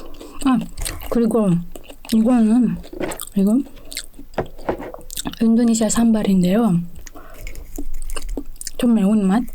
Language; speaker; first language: Korean; non-native, fluent; Indonesian